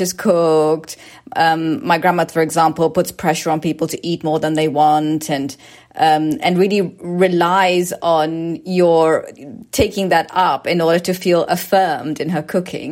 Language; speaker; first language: English; native; English